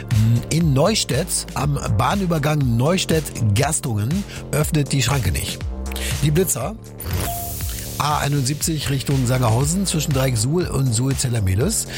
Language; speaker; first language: German; native; German